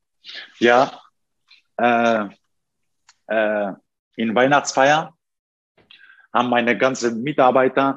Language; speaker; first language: German; non-native, learner; Turkish